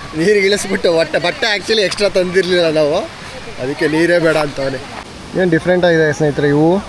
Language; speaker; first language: Kannada; non-native, local second language; Tulu